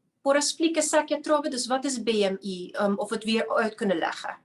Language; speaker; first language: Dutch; non-native, local second language; Papiamento